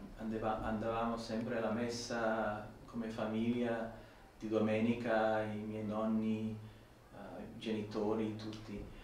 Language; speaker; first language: Italian; non-native, fluent; English